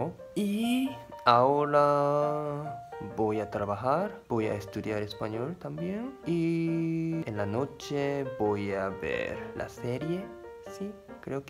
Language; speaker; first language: Spanish; non-native, learner; Japanese